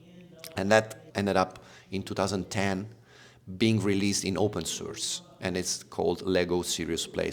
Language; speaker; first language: English; non-native, fluent; Italian